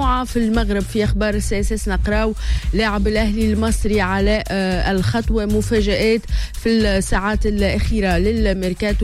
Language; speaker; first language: Arabic; native; Arabic